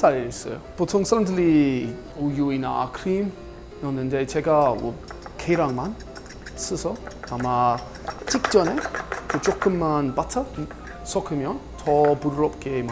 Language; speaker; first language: Korean; non-native, learner; English